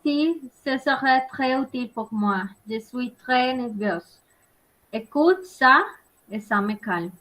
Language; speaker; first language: French; non-native, learner; Spanish